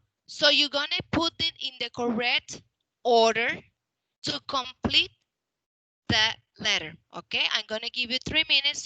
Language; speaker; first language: English; non-native, fluent; Spanish